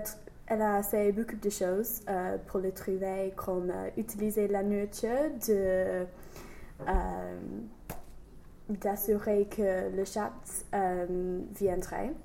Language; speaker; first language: French; non-native, learner; English